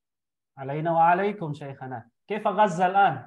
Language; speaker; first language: Arabic; non-native, fluent; Indonesian